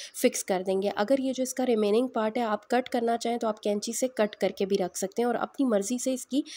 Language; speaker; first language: Hindi; native; Hindi